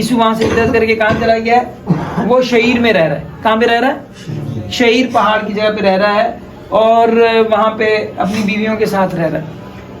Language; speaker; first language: Urdu; native; Urdu